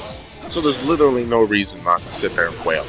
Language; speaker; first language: English; native; English